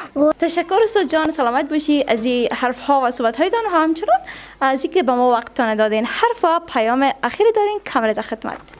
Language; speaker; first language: Persian; native; Persian